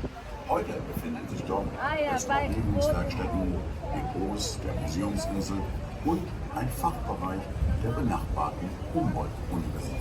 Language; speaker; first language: German; native; German